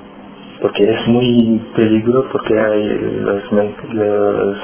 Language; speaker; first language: Spanish; non-native, learner; Wolof